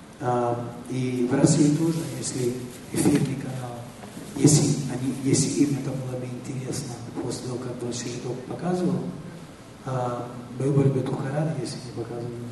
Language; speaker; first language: Russian; non-native, fluent; Italian